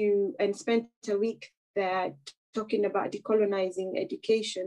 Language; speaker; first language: English; non-native, local second language; Kikuyu